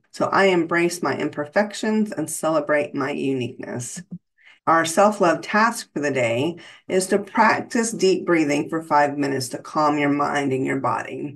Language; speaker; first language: English; native; English